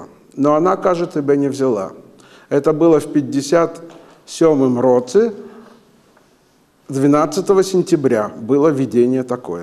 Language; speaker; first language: Russian; native; Russian